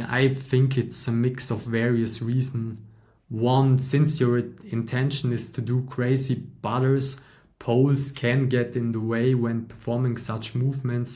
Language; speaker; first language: English; non-native, fluent; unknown